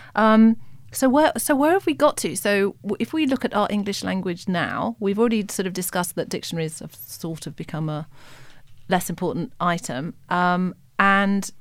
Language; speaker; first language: English; native; English